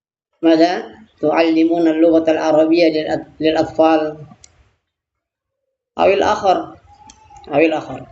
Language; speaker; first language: Arabic; non-native, fluent; Indonesian